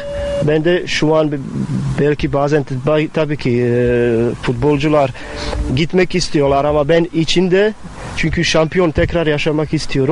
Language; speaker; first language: Turkish; non-native, fluent; Bosnian